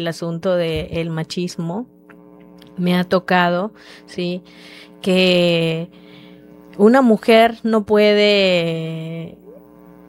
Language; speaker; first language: Spanish; non-native, local second language; Yucateco